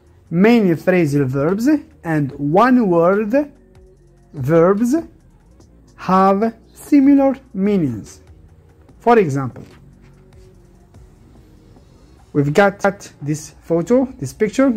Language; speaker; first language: English; non-native, fluent; Arabic